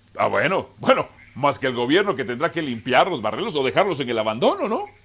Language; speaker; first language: Spanish; native; Spanish